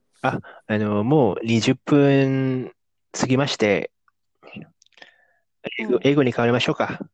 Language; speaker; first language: Japanese; non-native, fluent; Indonesian